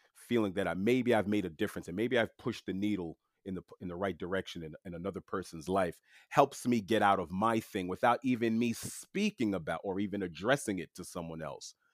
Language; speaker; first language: English; early bilingual, other home language; French